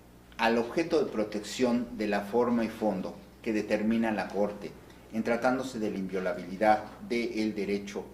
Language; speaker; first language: Spanish; native; Spanish